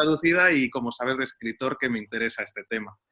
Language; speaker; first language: Spanish; native; Spanish